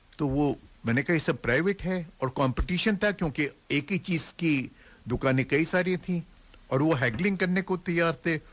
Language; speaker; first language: Hindi; native; Hindi